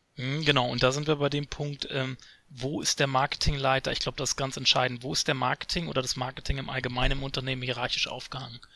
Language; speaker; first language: German; native; German